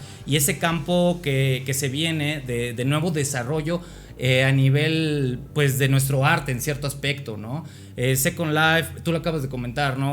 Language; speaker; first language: Spanish; native; Spanish